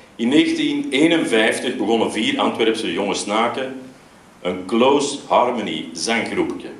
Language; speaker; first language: Dutch; native; Dutch